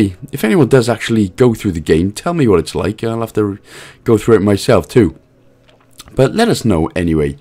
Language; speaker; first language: English; native; English